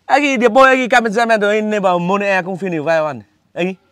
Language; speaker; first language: Portuguese; non-native, learner; Vietnamese